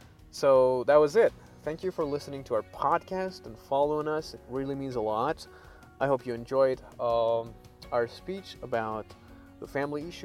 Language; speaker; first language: English; non-native, fluent; Persian